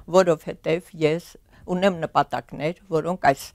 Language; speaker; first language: Armenian; native; Armenian